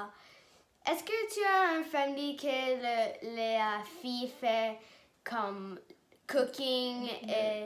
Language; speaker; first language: French; non-native, learner; English